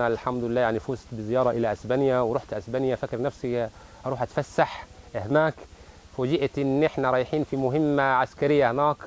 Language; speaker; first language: Arabic; native; Arabic